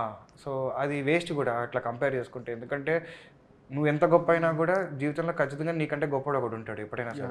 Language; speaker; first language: Telugu; native; Telugu